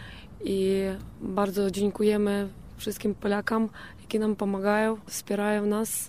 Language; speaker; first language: Polish; non-native, learner; Ukrainian